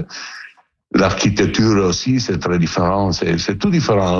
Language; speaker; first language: French; non-native, learner; Italian